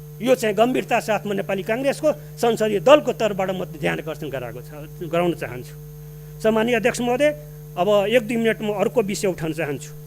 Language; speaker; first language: Nepali; non-native, local second language; Maithili